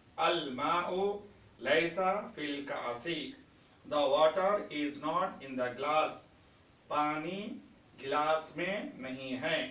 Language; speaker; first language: Hindi; non-native, fluent; Urdu